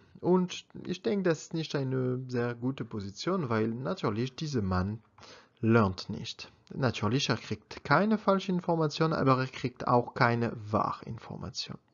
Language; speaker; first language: German; non-native, learner; French